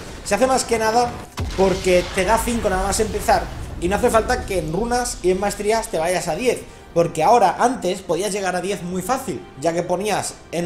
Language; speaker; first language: Spanish; native; Spanish